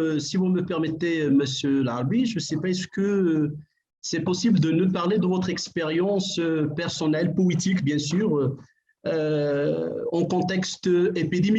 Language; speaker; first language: French; non-native, fluent; Arabic